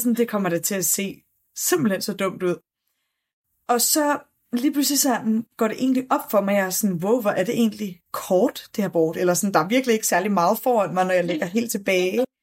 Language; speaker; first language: Danish; native; Danish